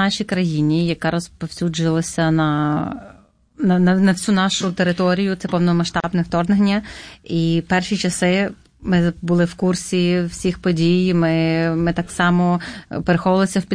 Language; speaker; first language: Ukrainian; native; Ukrainian